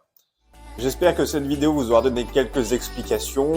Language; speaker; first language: French; native; French